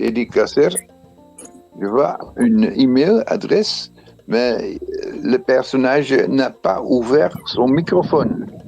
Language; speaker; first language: French; non-native, fluent; Dutch